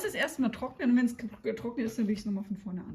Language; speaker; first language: German; native; German